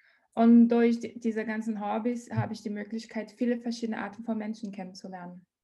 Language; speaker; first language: German; non-native, learner; Portuguese